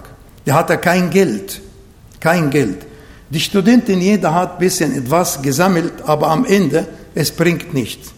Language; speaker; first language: German; non-native, fluent; Arabic